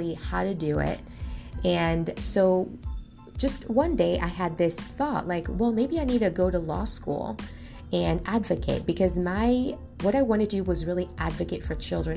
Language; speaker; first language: English; non-native, fluent; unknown